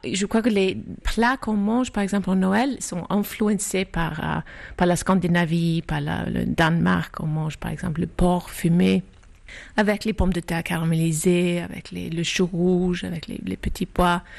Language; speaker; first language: French; non-native, fluent; Icelandic